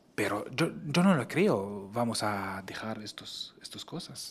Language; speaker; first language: Spanish; non-native, fluent; Arabic